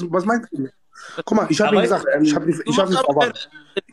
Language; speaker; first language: German; non-native, learner; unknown